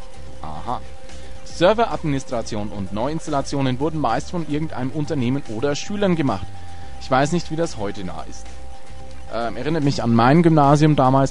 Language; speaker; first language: German; native; German